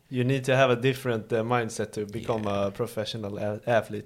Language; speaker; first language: English; non-native, fluent; Swedish